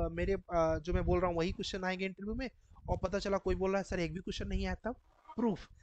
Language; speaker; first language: Hindi; native; Hindi